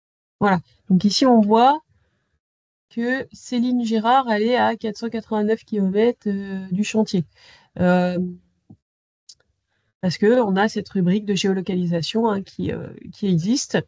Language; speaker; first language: French; native; French